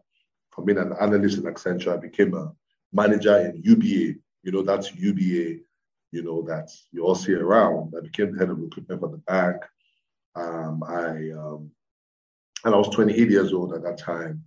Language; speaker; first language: English; non-native, local second language; Yoruba